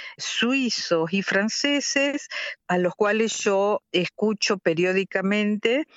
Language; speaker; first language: Spanish; native; Spanish